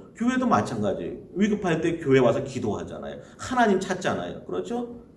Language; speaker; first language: Korean; native; Korean